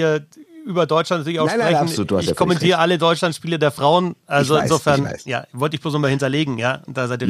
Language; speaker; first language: German; native; German